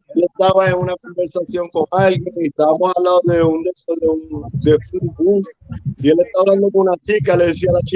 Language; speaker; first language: Spanish; early bilingual, heritage; Spanish